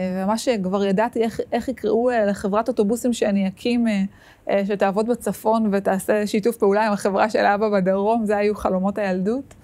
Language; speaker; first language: Hebrew; native; Hebrew